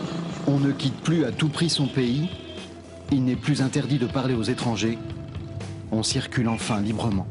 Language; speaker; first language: French; native; French